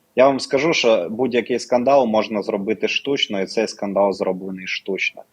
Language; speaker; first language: Ukrainian; non-native, local second language; Russian